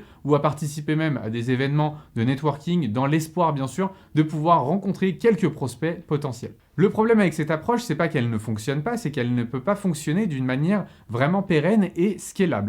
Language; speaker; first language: French; native; French